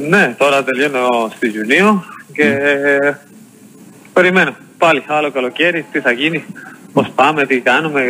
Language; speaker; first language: Greek; non-native, learner; Spanish